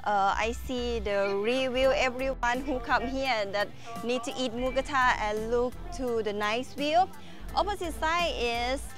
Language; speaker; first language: English; non-native, learner; Thai